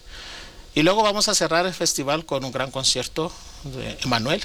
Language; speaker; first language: Spanish; non-native, fluent; Greek